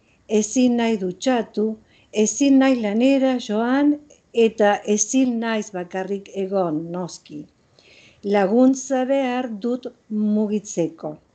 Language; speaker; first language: Basque; non-native, learner; Spanish